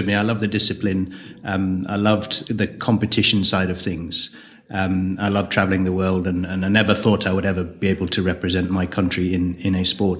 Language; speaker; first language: English; native; English